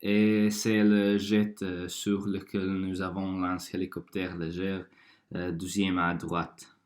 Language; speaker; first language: French; non-native, learner; Croatian